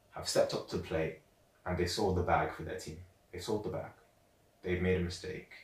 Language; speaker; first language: English; native; English